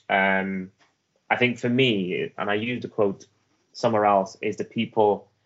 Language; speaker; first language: English; early bilingual, other home language; Persian